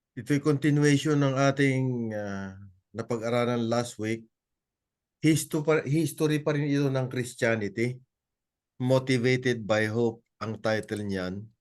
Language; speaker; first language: Filipino; non-native, local second language; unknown